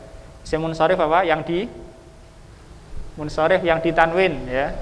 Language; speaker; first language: Indonesian; native; Indonesian